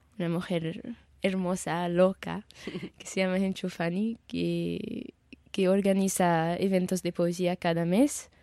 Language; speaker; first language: Spanish; non-native, learner; Arabic